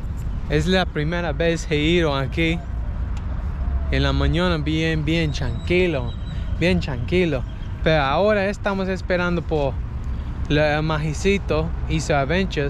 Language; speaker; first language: Spanish; non-native, learner; English